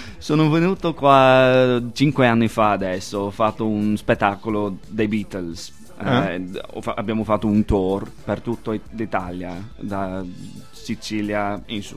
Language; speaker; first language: Italian; non-native, fluent; English